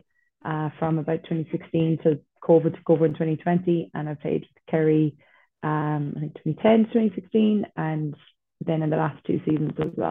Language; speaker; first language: English; native; English